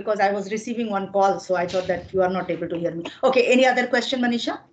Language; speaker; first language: English; non-native, fluent; Hindi